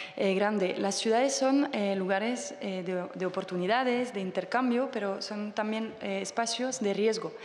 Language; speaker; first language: Spanish; non-native, fluent; French